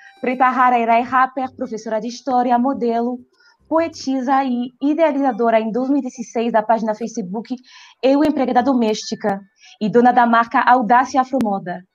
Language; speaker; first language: Portuguese; non-native, fluent; French